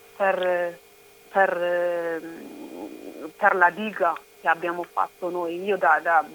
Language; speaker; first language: Italian; non-native, fluent; Oromo